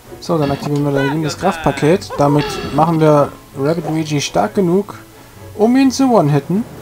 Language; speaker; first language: German; native; German